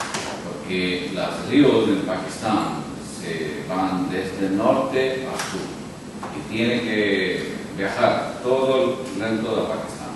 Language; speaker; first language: Spanish; non-native, local second language; Urdu